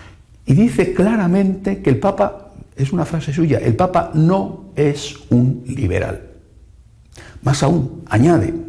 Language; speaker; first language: Spanish; native; Spanish